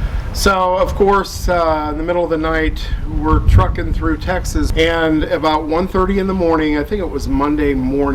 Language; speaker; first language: English; native; English